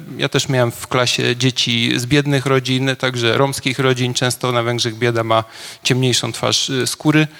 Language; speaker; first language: Polish; non-native, fluent; Hungarian